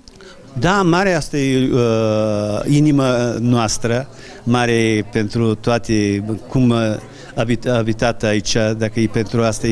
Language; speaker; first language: Romanian; non-native, learner; Bulgarian